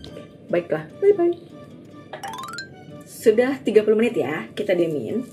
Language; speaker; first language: Indonesian; native; Indonesian